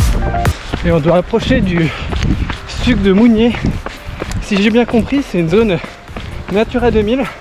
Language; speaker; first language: French; native; French